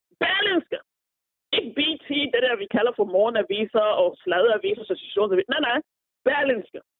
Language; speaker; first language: Danish; non-native, fluent; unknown